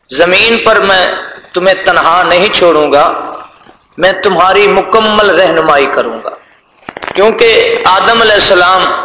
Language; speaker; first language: Urdu; non-native, local second language; Punjabi